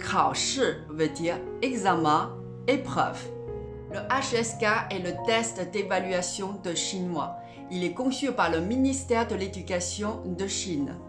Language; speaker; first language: French; non-native, fluent; Chinese